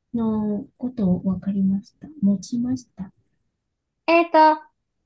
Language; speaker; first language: Japanese; non-native, learner; Vietnamese